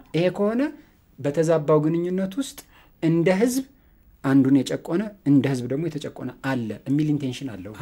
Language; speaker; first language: Amharic; native; Amharic